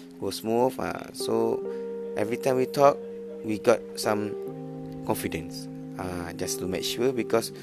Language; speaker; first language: English; non-native, learner; Malay